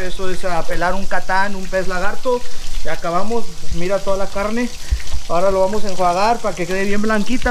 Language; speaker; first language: Spanish; early bilingual, heritage; Spanish